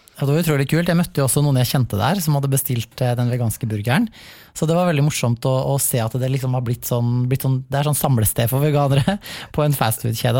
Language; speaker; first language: Norwegian; native; Norwegian